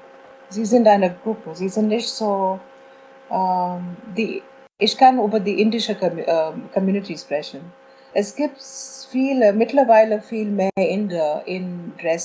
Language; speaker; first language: German; non-native, fluent; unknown